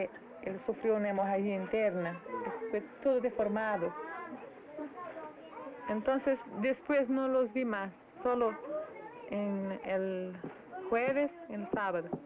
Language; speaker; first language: Spanish; non-native, fluent; Portuguese